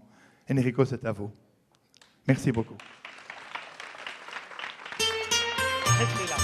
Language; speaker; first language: French; native; French